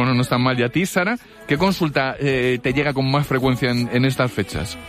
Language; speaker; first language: Spanish; native; Spanish